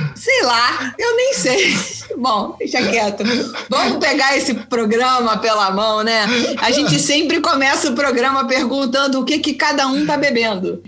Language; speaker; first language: Portuguese; native; Portuguese